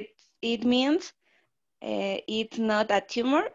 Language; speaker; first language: English; non-native, learner; Spanish